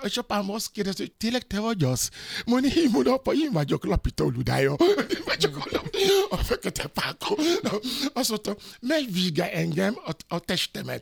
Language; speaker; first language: Hungarian; non-native, learner; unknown